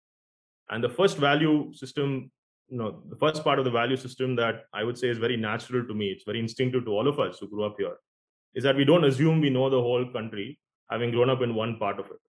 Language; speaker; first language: English; non-native, local second language; Konkani